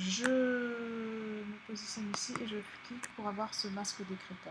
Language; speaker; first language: French; native; French